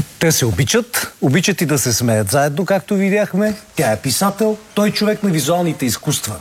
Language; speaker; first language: Bulgarian; native; Bulgarian